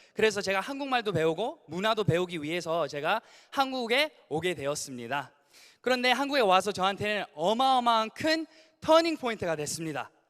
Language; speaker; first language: Korean; early bilingual, heritage; English